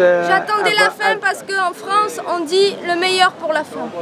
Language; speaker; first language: French; native; French